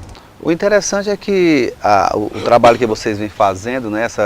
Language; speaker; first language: Portuguese; native; Portuguese